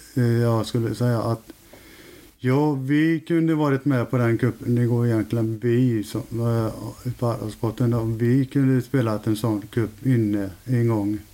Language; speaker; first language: Swedish; native; Swedish